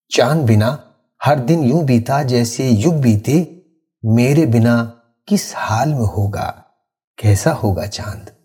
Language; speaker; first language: Urdu; native; Urdu